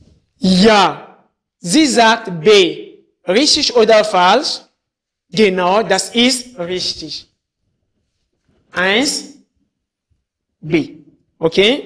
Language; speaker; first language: German; non-native, fluent; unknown